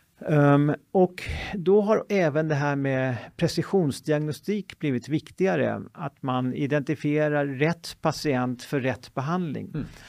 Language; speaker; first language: Swedish; native; Swedish